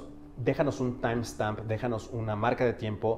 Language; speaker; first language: Spanish; native; Spanish